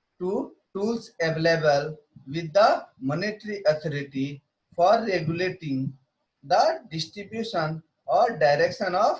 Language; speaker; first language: English; non-native, local second language; Hindi